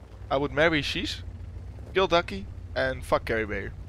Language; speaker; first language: English; non-native, fluent; Dutch